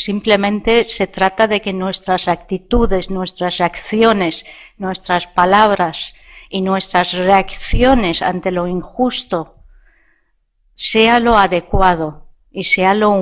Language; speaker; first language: Spanish; non-native, fluent; Persian